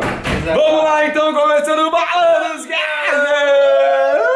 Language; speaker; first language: Portuguese; native; Portuguese